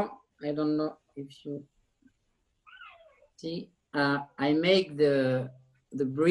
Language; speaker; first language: English; non-native, learner; French